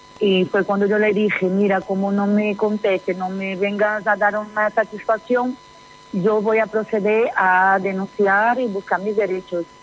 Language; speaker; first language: Spanish; non-native, fluent; Portuguese